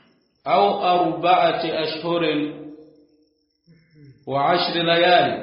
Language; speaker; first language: Arabic; non-native, fluent; Swahili